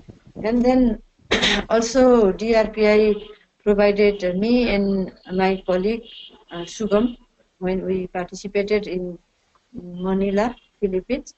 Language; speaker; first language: English; non-native, learner; Nepali